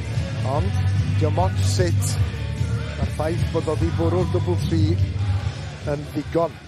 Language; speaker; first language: Welsh; native; Welsh